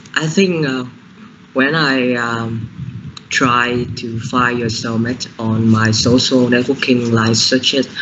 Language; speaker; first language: English; non-native, learner; Vietnamese